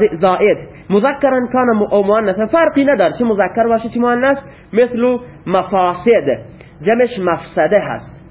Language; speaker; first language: Persian; non-native, local second language; Baluchi